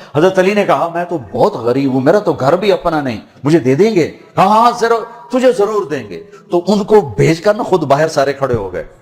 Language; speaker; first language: Urdu; non-native, local second language; Punjabi